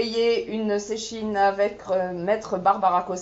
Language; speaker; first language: French; native; French